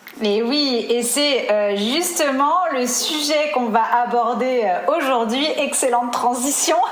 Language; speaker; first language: French; native; French